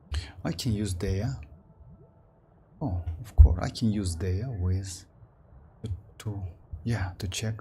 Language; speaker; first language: English; non-native, fluent; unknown